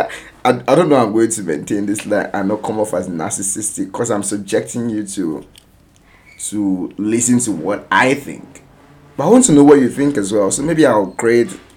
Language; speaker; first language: English; non-native, local second language; Yoruba